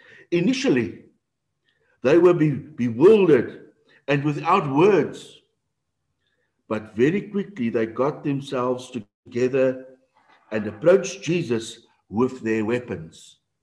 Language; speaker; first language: English; non-native, local second language; Afrikaans